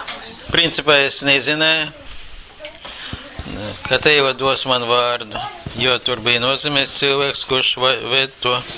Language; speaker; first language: Latvian; non-native, local second language; Russian